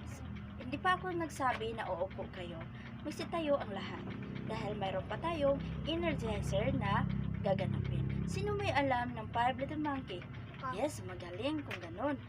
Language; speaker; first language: Filipino; non-native, local second language; Cebuano